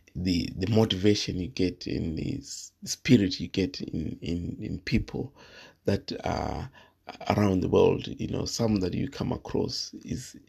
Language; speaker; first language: English; non-native, local second language; Shona